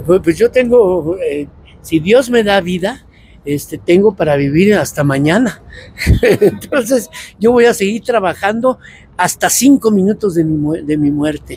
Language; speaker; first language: Spanish; native; Spanish